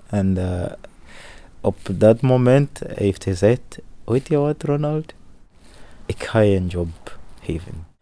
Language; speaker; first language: Dutch; non-native, learner; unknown